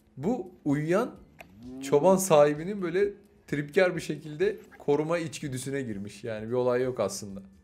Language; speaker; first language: Turkish; native; Turkish